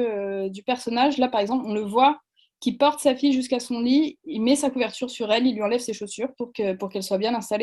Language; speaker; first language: French; native; French